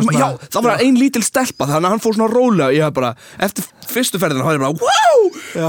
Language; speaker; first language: Icelandic; early bilingual, heritage; Icelandic